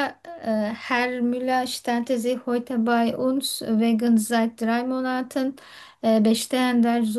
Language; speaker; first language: German; non-native, learner; Turkish